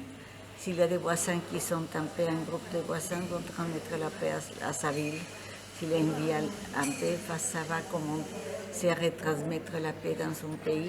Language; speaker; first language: French; non-native, fluent; Spanish